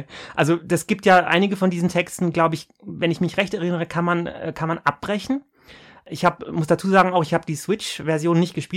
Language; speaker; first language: German; native; German